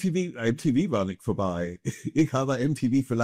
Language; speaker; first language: German; non-native, fluent; English